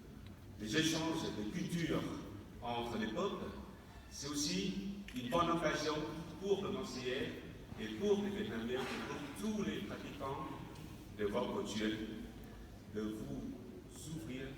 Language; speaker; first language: French; non-native, fluent; Vietnamese